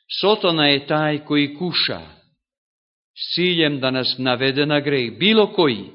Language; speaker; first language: Serbian; non-native, local second language; Hungarian